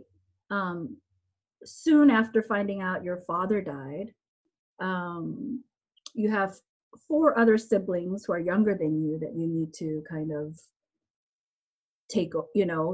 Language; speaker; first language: English; early bilingual, other home language; Korean